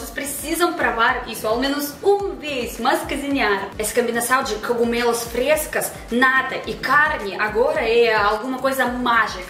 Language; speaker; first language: Portuguese; non-native, fluent; Russian